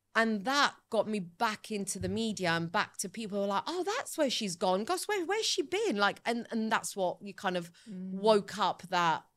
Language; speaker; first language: English; early bilingual, other home language; Italian